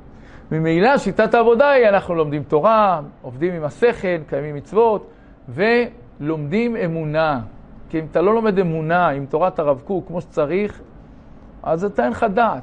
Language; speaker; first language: Hebrew; native; Hebrew